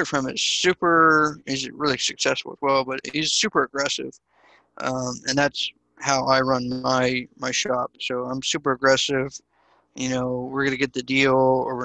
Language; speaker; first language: English; native; English